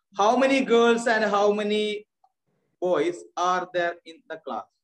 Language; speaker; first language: English; non-native, local second language; Malayalam